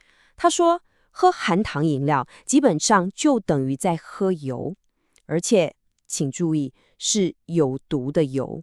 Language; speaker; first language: Chinese; native; Chinese